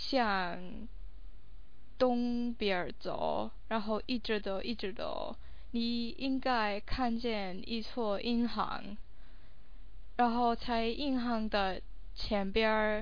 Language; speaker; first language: Chinese; non-native, fluent; English